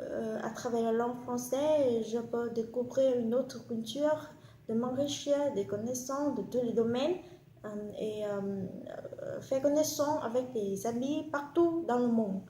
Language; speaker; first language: French; non-native, fluent; Vietnamese